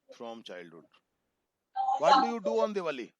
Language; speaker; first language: English; non-native, local second language; Hindi